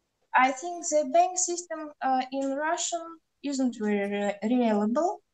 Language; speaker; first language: English; non-native, learner; Russian